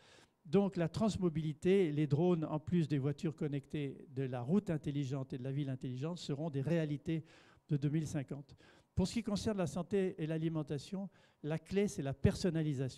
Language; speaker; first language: French; native; French